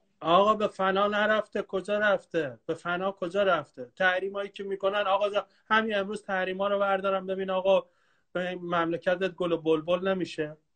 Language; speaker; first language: Persian; non-native, local second language; Kurdish